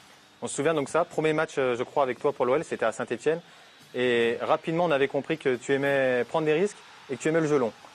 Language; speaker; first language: French; native; French